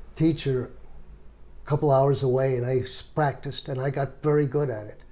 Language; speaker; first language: English; native; English